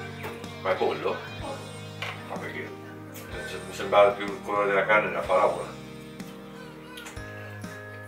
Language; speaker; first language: Italian; native; Italian